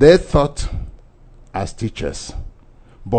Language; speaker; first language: English; non-native, local second language; Igbo